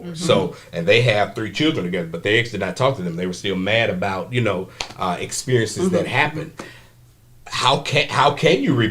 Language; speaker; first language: English; native; English